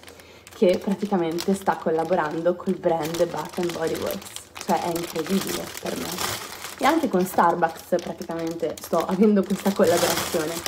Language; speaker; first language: Italian; native; Italian